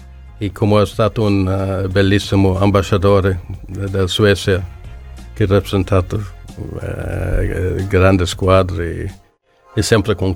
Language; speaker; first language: Italian; non-native, learner; Swedish